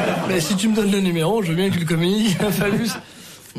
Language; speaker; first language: French; native; French